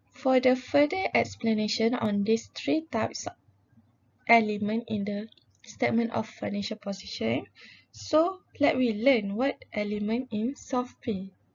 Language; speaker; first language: English; non-native, local second language; Malay